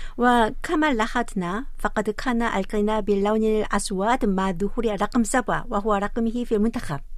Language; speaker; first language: Arabic; non-native, fluent; Korean